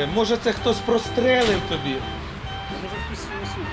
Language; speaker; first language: Ukrainian; native; Ukrainian